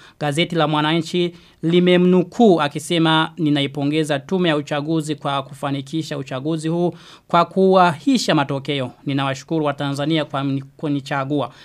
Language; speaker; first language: Swahili; non-native, local second language; Rundi